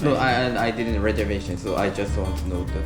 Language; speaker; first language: English; non-native, learner; Korean